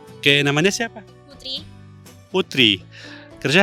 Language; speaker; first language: Indonesian; non-native, fluent; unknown